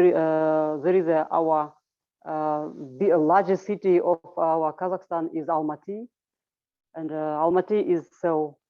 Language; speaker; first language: English; non-native, learner; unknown